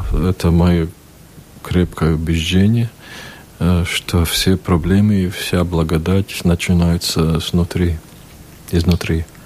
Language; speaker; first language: Russian; non-native, local second language; Latvian